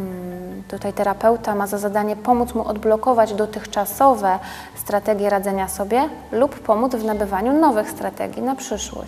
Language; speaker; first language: Polish; native; Polish